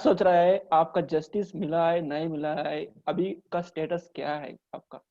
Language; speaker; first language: Hindi; non-native, local second language; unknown